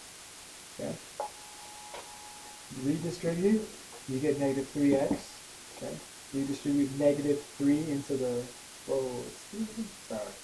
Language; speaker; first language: English; native; English